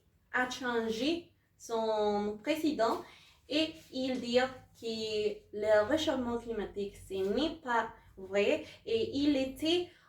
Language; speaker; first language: French; non-native, learner; Spanish